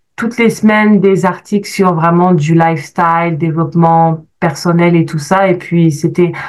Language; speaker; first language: French; native; French